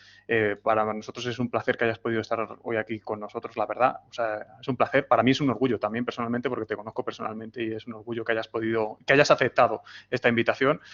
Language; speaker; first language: Spanish; native; Spanish